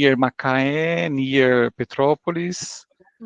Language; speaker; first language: English; non-native, learner; Portuguese